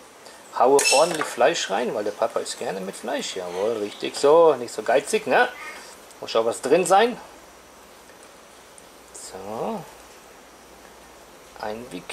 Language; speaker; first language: German; native; German